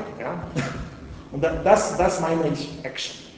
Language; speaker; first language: German; non-native, fluent; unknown